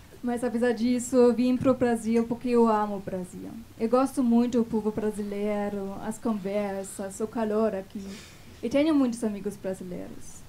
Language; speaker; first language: Portuguese; non-native, fluent; German